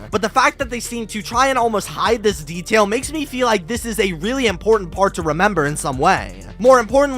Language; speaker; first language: English; native; English